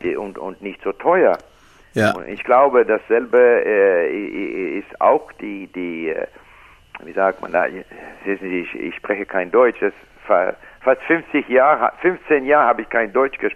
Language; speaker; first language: German; non-native, learner; English